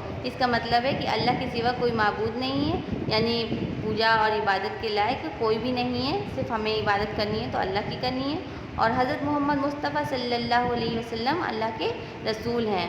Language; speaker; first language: Urdu; native; Urdu